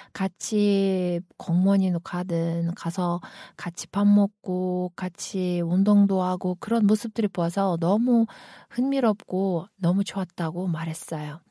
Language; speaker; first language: Korean; non-native, fluent; Kyrgyz